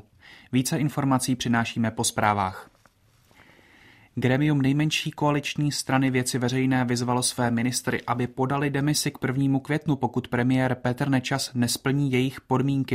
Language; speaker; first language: Czech; native; Czech